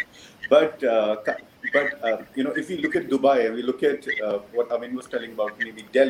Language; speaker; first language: English; non-native, local second language; Hindi